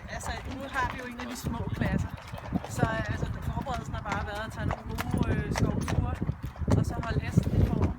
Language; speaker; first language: Danish; native; Danish